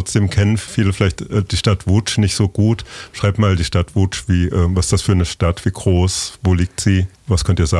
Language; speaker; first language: German; native; German